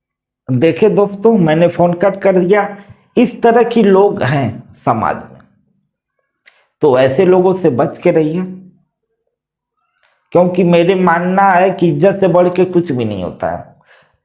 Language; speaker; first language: Hindi; native; Hindi